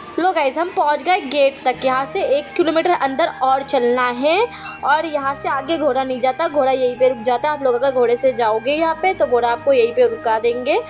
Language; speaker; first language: Hindi; non-native, local second language; Bangla